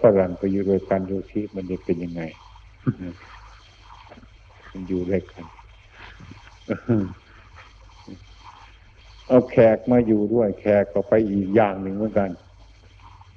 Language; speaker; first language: Thai; native; Thai